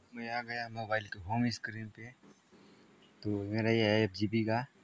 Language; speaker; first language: Hindi; native; Hindi